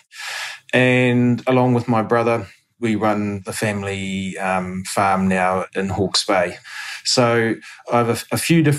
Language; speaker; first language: English; native; English